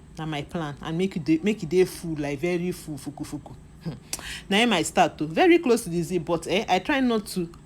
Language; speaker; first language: Nigerian Pidgin; non-native, local second language; Igbo